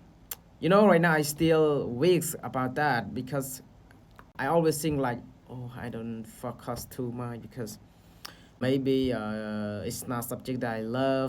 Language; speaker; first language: English; non-native, learner; Khmer